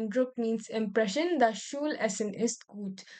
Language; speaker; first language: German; non-native, learner; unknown